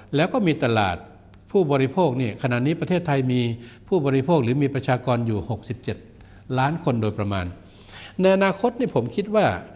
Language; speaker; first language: Thai; native; Thai